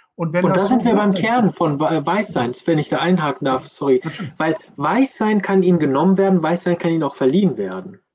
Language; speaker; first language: German; early bilingual, other home language; Persian